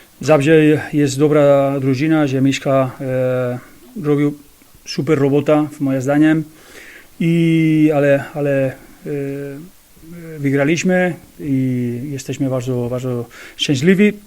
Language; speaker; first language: Polish; non-native, learner; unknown